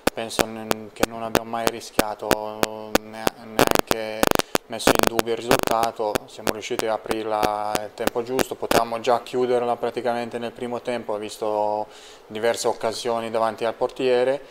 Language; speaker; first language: Italian; non-native, fluent; Serbian